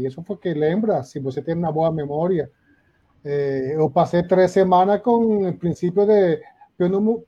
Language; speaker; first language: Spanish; non-native, learner; Portuguese